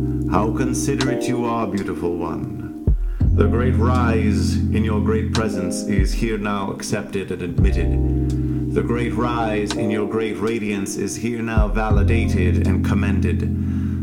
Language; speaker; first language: English; native; English